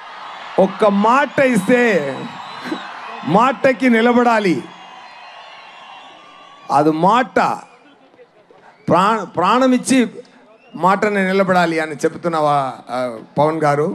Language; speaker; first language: Telugu; non-native, learner; Tamil